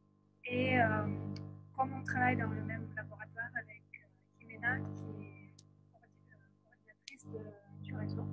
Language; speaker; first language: French; non-native, fluent; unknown